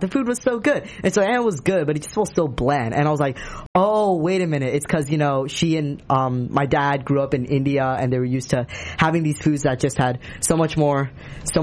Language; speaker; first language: English; native; English